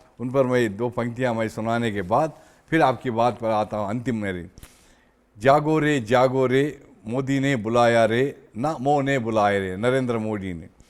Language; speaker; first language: Hindi; non-native, local second language; Telugu